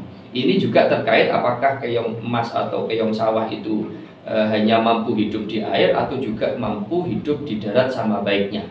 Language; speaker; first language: Indonesian; non-native, local second language; Javanese